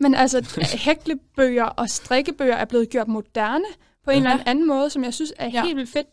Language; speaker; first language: Danish; native; Danish